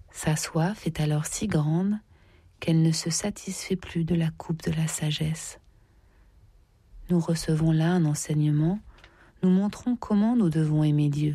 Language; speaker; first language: French; native; French